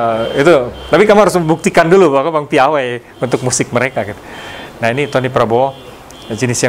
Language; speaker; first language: Indonesian; native; Indonesian